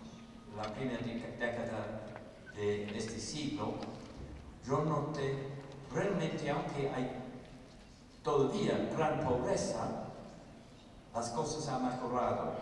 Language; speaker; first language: Spanish; non-native, fluent; English